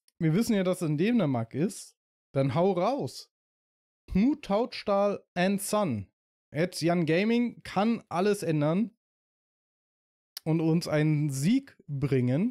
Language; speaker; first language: German; native; German